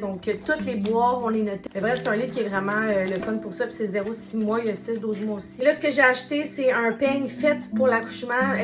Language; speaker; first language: French; native; French